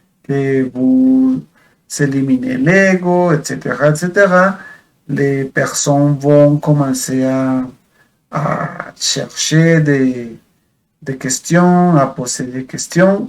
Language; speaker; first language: French; non-native, fluent; Spanish